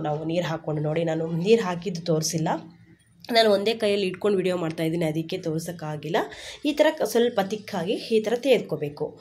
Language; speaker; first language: Kannada; non-native, local second language; Telugu